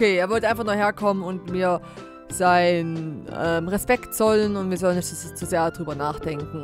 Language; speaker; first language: German; native; German